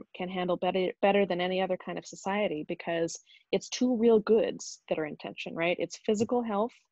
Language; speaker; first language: English; native; English